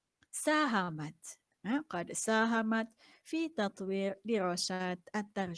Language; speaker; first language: Arabic; non-native, fluent; Malay